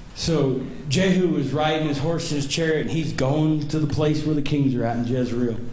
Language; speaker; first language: English; native; English